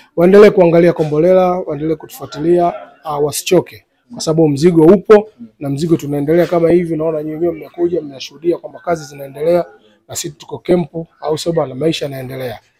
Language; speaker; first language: Swahili; native; Swahili